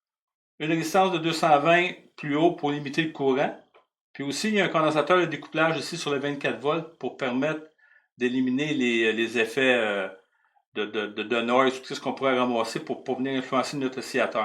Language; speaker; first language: French; native; French